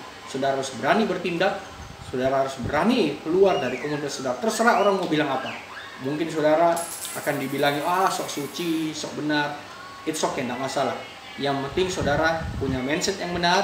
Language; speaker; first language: Indonesian; native; Indonesian